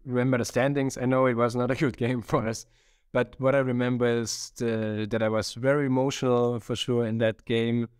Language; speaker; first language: English; non-native, fluent; German